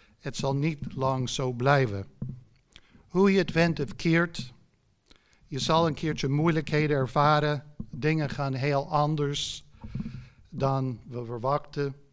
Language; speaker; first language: Dutch; non-native, fluent; English